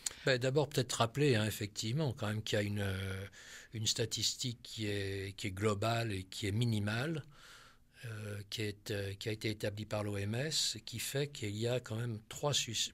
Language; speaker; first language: French; native; French